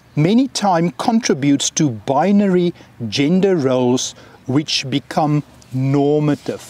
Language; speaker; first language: English; non-native, local second language; Afrikaans